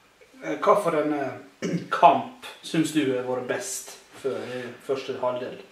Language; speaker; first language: Norwegian; native; Norwegian